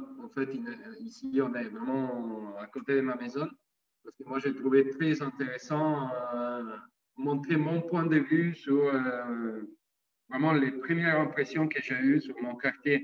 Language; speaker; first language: French; non-native, fluent; Italian